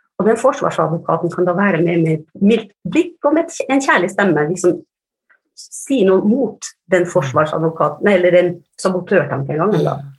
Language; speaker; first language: Norwegian; early bilingual, other home language; Finnish